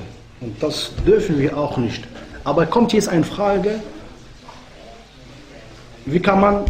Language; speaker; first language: German; non-native, fluent; Arabic